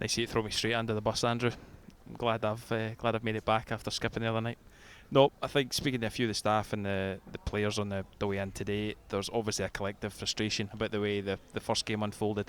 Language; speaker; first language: English; native; English